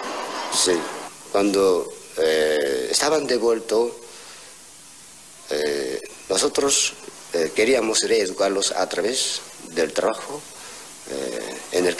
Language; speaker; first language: Spanish; non-native, fluent; Korean